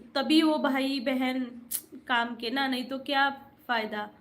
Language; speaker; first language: Hindi; non-native, local second language; Marathi